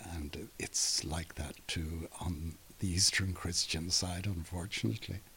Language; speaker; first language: English; native; English